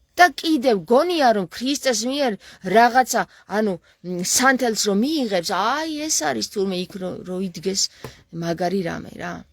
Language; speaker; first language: Georgian; native; Georgian